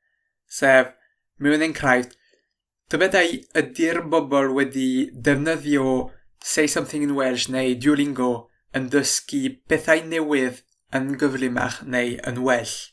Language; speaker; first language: Welsh; non-native, fluent; French